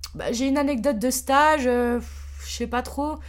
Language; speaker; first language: French; native; French